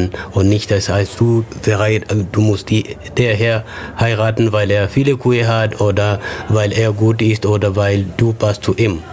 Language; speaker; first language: German; non-native, fluent; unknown